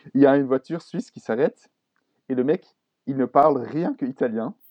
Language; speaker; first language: French; non-native, fluent; German